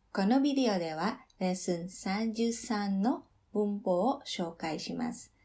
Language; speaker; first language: Japanese; non-native, fluent; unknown